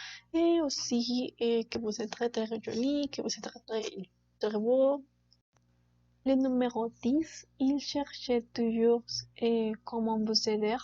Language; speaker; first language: French; non-native, learner; Spanish